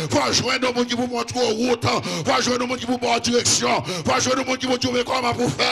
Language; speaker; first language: French; native; French